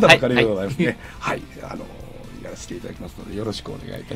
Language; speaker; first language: Japanese; native; Japanese